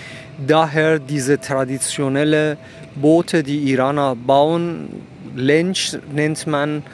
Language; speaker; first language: German; non-native, fluent; Persian